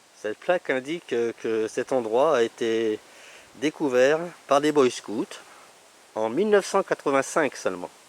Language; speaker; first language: French; native; French